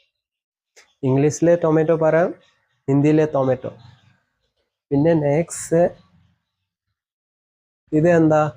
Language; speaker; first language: Malayalam; non-native, learner; Assamese